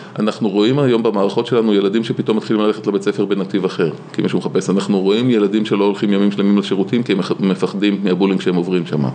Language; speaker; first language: Hebrew; native; Hebrew